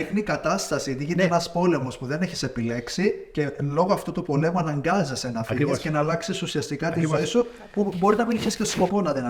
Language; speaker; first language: Greek; native; Greek